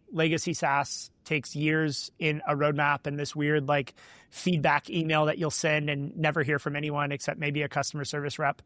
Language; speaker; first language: English; native; English